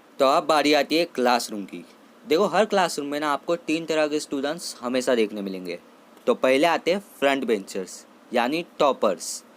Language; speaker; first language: Hindi; non-native, local second language; Marathi